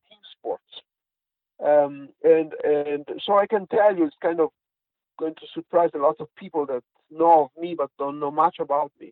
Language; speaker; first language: English; non-native, fluent; Italian